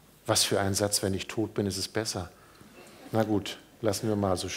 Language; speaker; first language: German; native; German